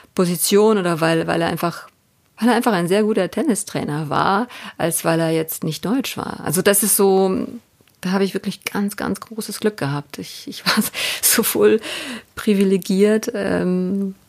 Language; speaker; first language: German; native; German